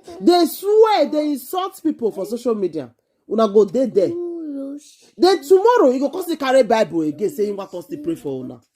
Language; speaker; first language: Nigerian Pidgin; native; Nigerian Pidgin